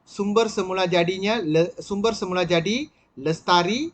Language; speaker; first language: Malay; non-native, local second language; Tamil